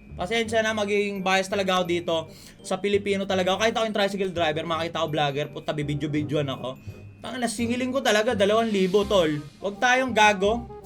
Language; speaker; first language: Filipino; native; Filipino